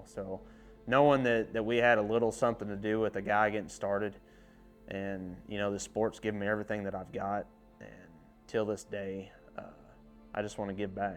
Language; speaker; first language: English; native; English